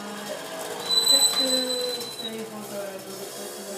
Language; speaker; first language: French; non-native, learner; English